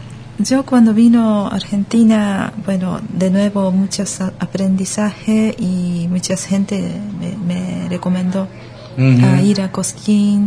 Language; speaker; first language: Spanish; non-native, learner; Japanese